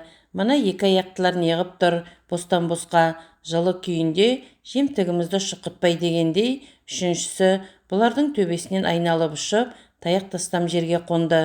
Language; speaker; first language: Kazakh; native; Kazakh